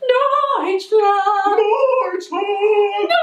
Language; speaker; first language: German; non-native, learner; English